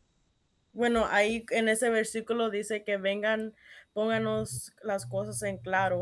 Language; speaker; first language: Spanish; early bilingual, heritage; Spanish